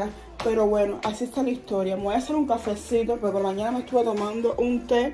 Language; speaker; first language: Spanish; native; Spanish